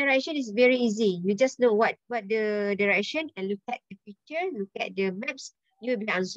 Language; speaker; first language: English; non-native, local second language; Malay